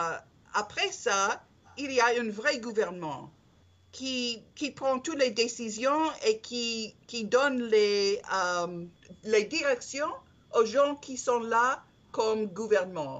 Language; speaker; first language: French; non-native, learner; English